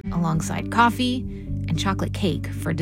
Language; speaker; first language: English; native; English